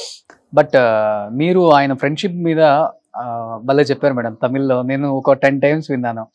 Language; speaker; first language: Telugu; native; Telugu